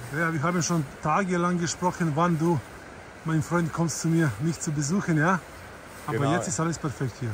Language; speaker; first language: German; non-native, learner; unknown